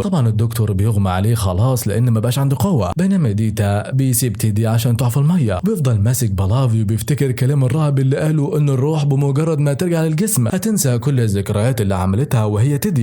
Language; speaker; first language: Arabic; native; Arabic